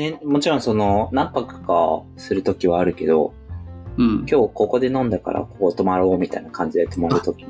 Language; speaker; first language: Japanese; native; Japanese